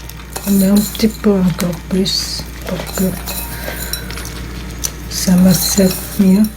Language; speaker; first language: French; non-native, fluent; Korean